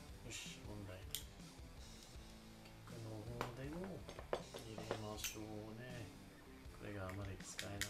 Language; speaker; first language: Japanese; non-native, learner; English